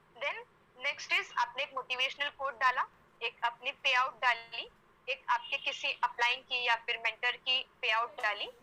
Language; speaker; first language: Hindi; non-native, local second language; Gujarati